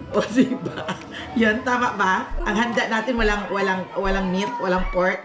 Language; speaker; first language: Filipino; non-native, local second language; Cebuano